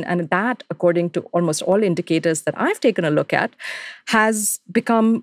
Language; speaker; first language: English; non-native, local second language; Hindi